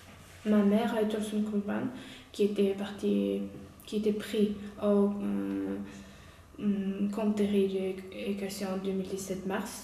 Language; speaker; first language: French; non-native, learner; Uyghur